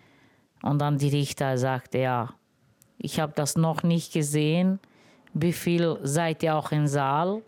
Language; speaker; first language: German; non-native, learner; Romany